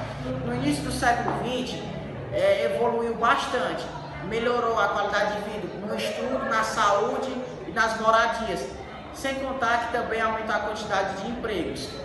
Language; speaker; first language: Portuguese; native; Portuguese